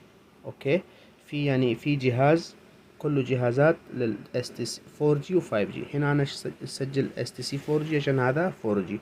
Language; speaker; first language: Arabic; non-native, learner; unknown